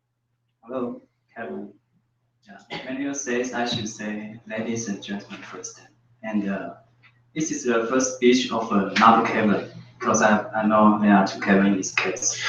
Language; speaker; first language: English; non-native, fluent; Chinese